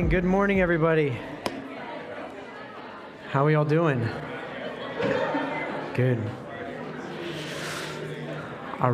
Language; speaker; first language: English; native; English